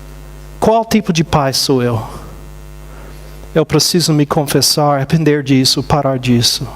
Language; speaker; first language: Portuguese; non-native, fluent; English